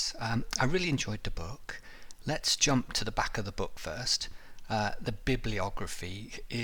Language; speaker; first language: English; native; English